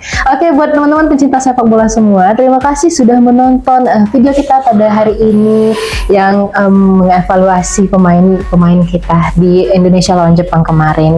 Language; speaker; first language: Indonesian; native; Indonesian